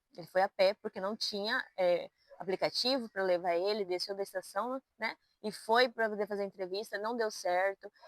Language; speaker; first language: Portuguese; native; Portuguese